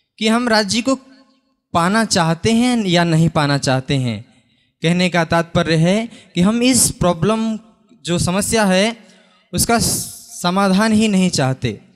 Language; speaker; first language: Hindi; native; Hindi